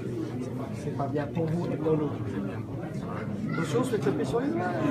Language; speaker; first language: French; native; French